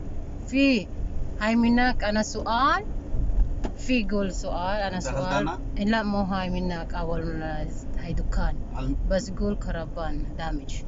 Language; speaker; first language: Arabic; non-native, learner; Filipino